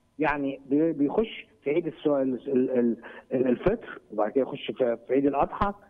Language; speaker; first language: Egyptian Arabic; native; Egyptian Arabic